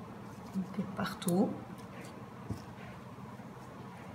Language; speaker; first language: French; non-native, fluent; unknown